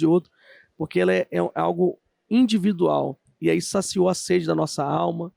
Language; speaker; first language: Portuguese; native; Portuguese